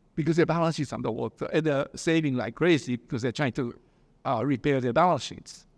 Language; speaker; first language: English; early bilingual, other home language; Japanese